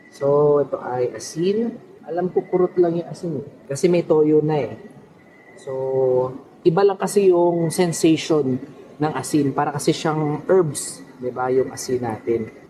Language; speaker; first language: Filipino; non-native, local second language; Pangasinan